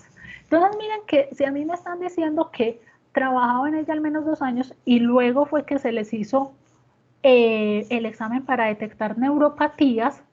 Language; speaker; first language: Spanish; native; Spanish